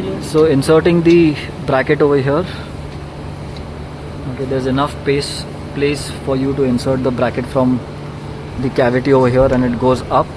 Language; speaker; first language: English; non-native, local second language; Hindi